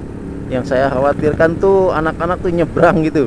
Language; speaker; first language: Indonesian; non-native, local second language; Sundanese